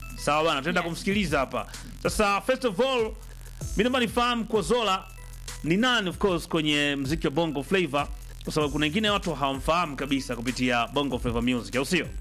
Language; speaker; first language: Swahili; native; Swahili